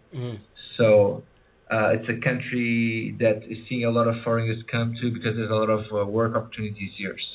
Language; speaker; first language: English; early bilingual, other home language; Portuguese